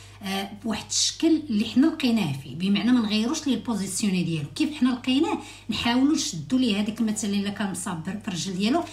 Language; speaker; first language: Arabic; native; Arabic